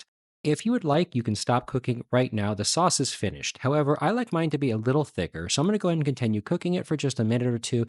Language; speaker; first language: English; native; English